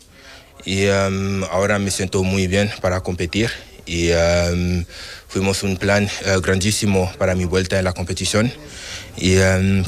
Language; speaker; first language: Spanish; non-native, fluent; French